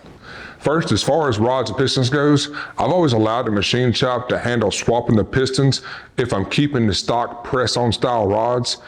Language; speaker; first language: English; native; English